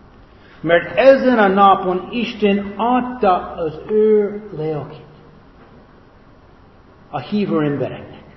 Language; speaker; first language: Hungarian; non-native, fluent; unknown